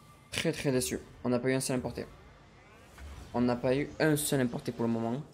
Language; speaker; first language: French; native; French